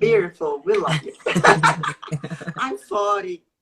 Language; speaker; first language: English; non-native, learner; Portuguese